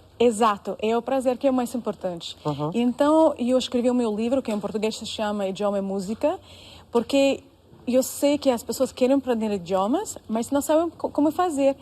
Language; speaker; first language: Portuguese; non-native, fluent; Russian